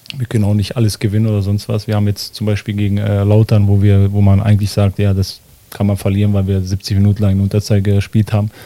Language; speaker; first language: German; early bilingual, other home language; Bosnian